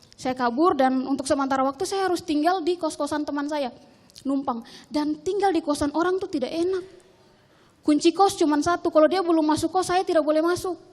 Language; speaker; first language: Indonesian; native; Indonesian